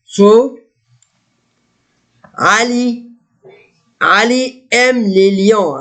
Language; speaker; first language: French; non-native, fluent; Arabic